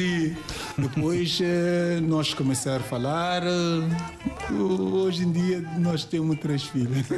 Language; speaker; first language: Portuguese; non-native, learner; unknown